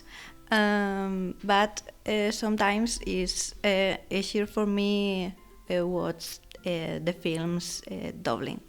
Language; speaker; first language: English; non-native, learner; Spanish